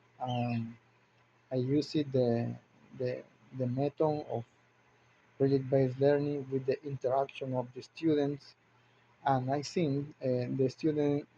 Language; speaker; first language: English; non-native, learner; Spanish